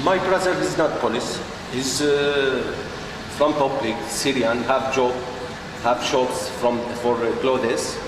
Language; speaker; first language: English; non-native, learner; Arabic